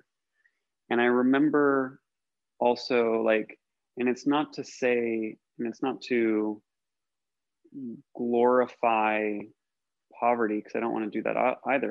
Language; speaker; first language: English; native; English